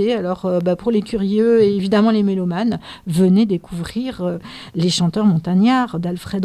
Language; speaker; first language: French; native; French